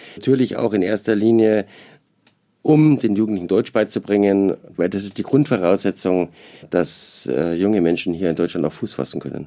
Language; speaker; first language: German; native; German